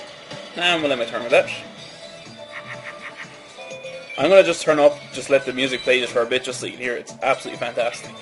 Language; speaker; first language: English; native; English